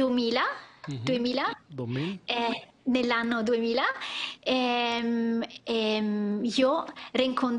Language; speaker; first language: Spanish; non-native, learner; Italian